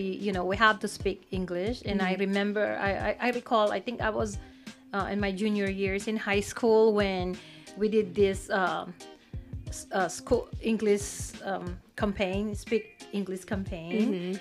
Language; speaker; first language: English; non-native, local second language; Pampanga